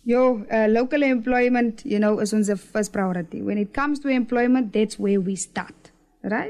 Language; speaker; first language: English; non-native, local second language; Afrikaans